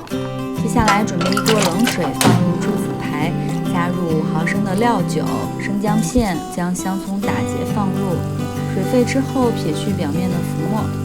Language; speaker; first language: Chinese; native; Chinese